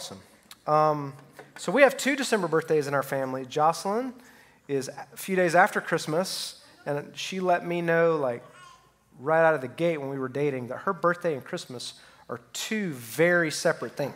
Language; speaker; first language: English; native; English